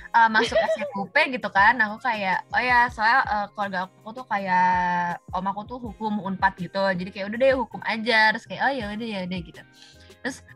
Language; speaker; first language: Indonesian; native; Indonesian